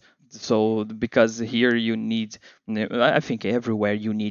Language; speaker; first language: English; non-native, fluent; Portuguese